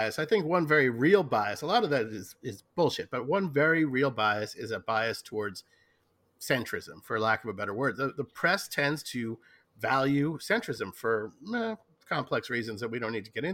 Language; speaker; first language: English; native; English